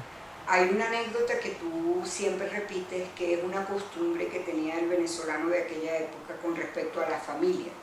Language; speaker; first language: Spanish; early bilingual, other home language; Greek